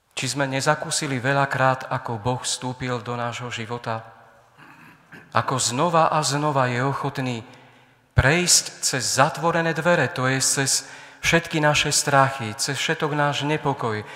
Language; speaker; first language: Slovak; native; Slovak